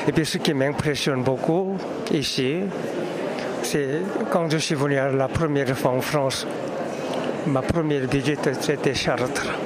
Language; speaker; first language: French; non-native, fluent; Korean